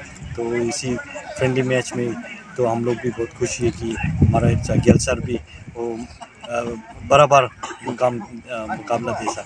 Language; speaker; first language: Hindi; non-native, fluent; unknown